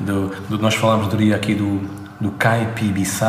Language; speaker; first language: Portuguese; native; Portuguese